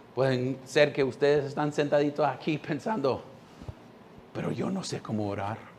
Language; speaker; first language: Spanish; non-native, fluent; English